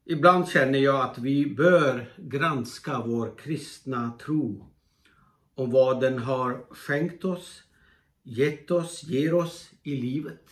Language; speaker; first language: Swedish; non-native, fluent; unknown